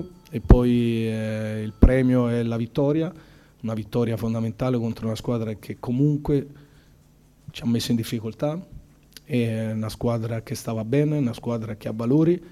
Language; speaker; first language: Italian; native; Italian